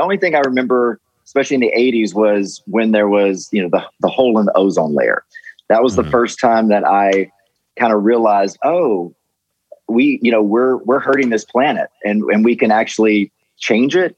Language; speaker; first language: English; native; English